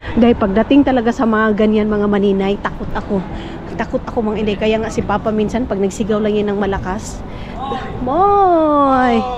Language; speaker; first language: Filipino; non-native, local second language; Cebuano